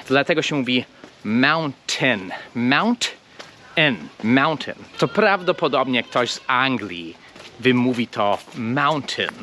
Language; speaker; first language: Polish; non-native, fluent; English